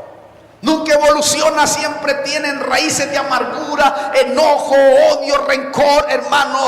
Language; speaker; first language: Spanish; native; Spanish